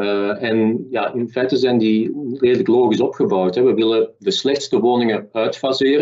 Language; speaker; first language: Dutch; native; Dutch